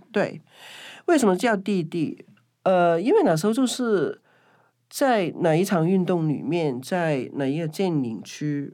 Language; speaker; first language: Chinese; non-native, local second language; Cantonese